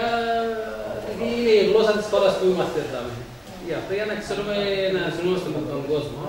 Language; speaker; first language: Greek; non-native, learner; Arabic